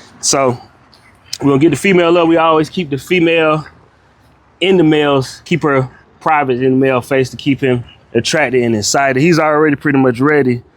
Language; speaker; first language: English; native; English